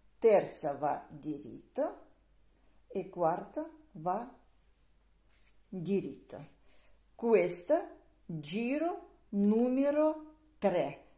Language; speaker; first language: Italian; non-native, learner; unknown